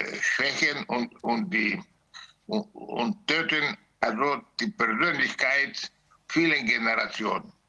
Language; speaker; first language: German; non-native, learner; Greek